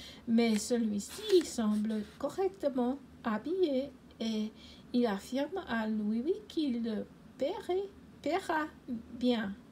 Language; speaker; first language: French; non-native, learner; English